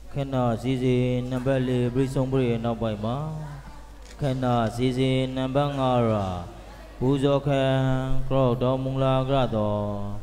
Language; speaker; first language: Burmese; native; Burmese